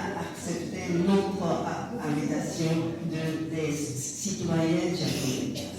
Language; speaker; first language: French; non-native, learner; Japanese